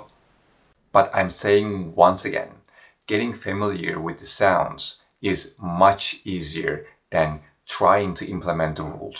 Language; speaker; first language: English; non-native, fluent; Turkish